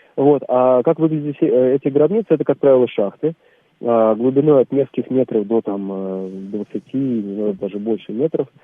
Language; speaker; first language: Russian; native; Russian